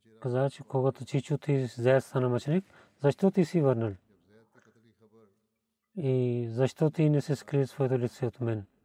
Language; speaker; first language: Bulgarian; non-native, learner; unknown